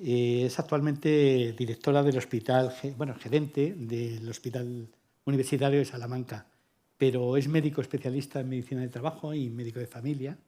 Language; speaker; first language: Spanish; native; Spanish